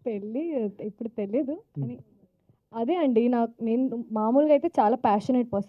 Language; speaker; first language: Telugu; non-native, fluent; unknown